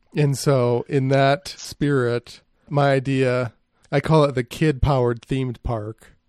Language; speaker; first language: English; native; English